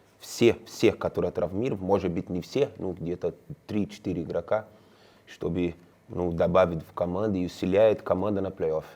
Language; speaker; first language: Russian; non-native, learner; Spanish